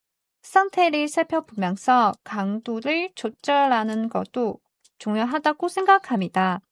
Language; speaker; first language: Korean; non-native, fluent; Chinese